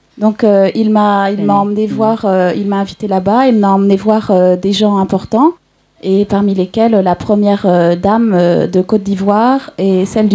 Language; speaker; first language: French; native; French